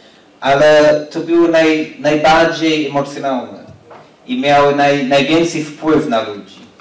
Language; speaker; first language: Polish; non-native, fluent; English